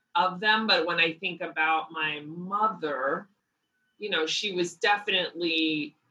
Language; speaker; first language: English; native; English